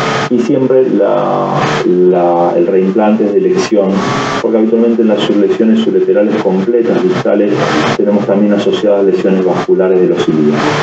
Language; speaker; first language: Spanish; native; Spanish